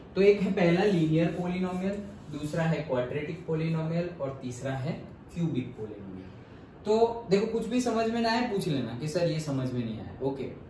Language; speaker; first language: Hindi; non-native, local second language; Gujarati